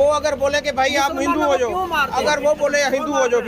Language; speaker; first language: Hindi; non-native, local second language; Punjabi